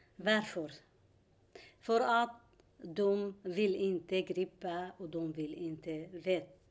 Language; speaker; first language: Swedish; non-native, learner; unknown